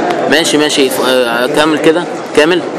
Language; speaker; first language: Arabic; native; Arabic